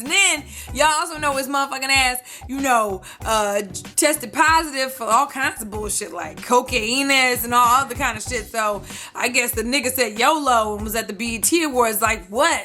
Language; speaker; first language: English; native; English